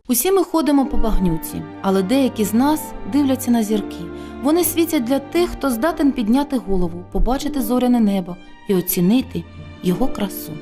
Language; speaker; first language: Ukrainian; native; Ukrainian